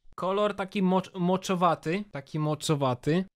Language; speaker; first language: Polish; native; Polish